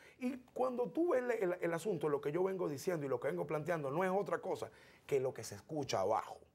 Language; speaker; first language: Spanish; native; Spanish